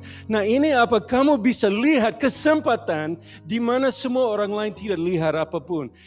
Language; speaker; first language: Indonesian; non-native, learner; English